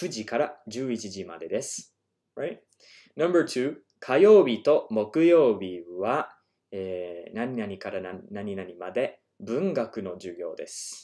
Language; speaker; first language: Japanese; non-native, fluent; English